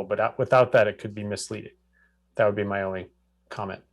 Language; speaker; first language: English; native; English